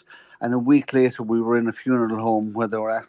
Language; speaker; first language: English; native; English